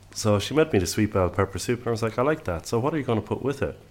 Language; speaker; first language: English; native; English